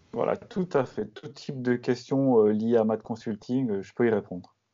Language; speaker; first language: French; native; French